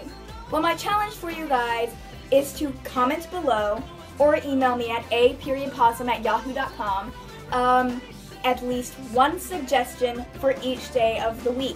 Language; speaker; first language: English; native; English